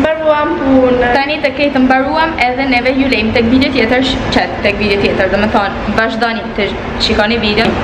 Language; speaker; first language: Albanian; early bilingual, heritage; Albanian